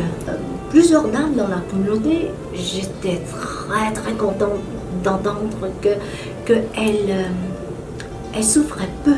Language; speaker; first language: French; non-native, fluent; Vietnamese